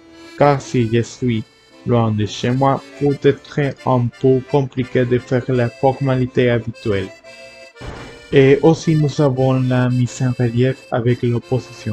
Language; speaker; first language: French; non-native, learner; Spanish